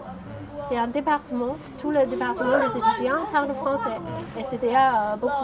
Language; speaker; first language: French; non-native, fluent; Chinese